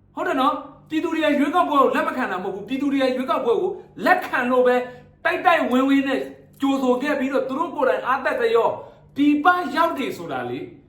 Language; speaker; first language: Burmese; native; Burmese